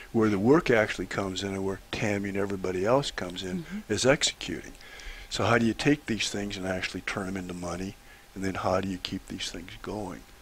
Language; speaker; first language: English; native; English